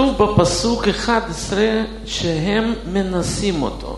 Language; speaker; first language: Hebrew; non-native, fluent; Russian